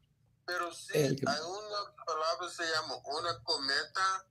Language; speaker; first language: Spanish; non-native, learner; English